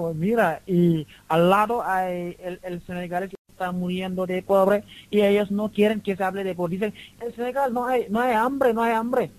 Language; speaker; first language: Spanish; non-native, learner; Wolof